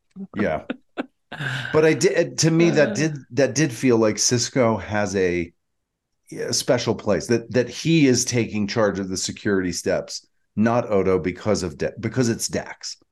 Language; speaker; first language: English; native; English